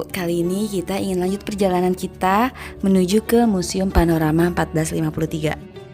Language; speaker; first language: Indonesian; native; Indonesian